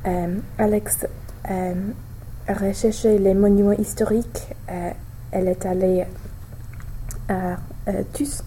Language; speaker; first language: French; non-native, learner; English